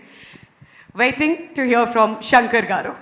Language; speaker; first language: Telugu; native; Telugu